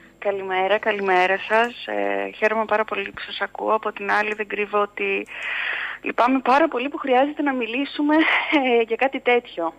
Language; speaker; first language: Greek; native; Greek